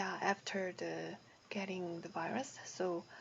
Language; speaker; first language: English; non-native, learner; Korean